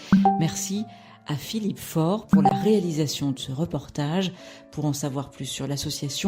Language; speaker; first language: French; native; French